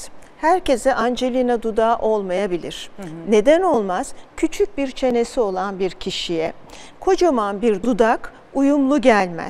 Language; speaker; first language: Turkish; native; Turkish